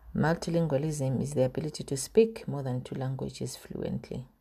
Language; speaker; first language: English; non-native, local second language; North Ndebele